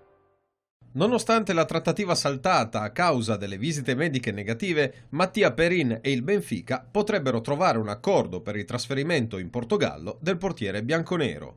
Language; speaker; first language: Italian; native; Italian